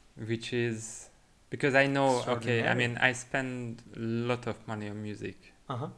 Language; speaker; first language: English; non-native, fluent; Hungarian